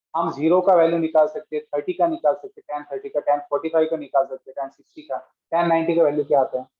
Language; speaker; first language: Hindi; non-native, local second language; Marathi